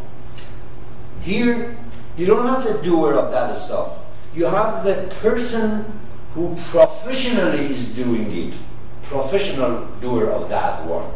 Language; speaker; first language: English; non-native, fluent; Persian